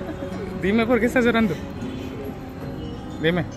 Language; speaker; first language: Spanish; non-native, learner; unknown